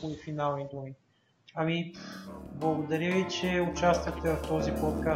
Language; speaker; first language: Bulgarian; native; Bulgarian